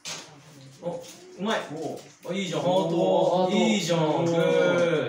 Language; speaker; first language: Japanese; native; Japanese